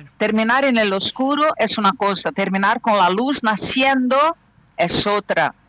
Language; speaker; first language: Spanish; non-native, fluent; Portuguese